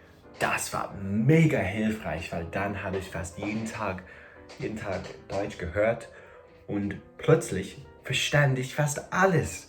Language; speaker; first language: German; non-native, fluent; English